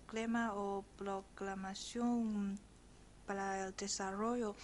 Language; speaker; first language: Spanish; non-native, fluent; Chinese